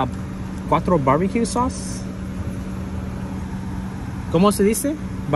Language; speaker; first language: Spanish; non-native, learner; English